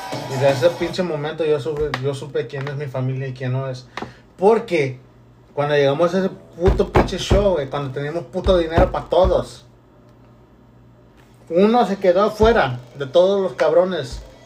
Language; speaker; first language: Spanish; early bilingual, heritage; Spanish